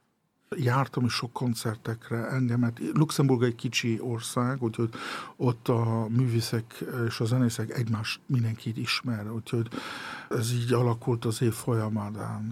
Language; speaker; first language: Hungarian; early bilingual, heritage; Hungarian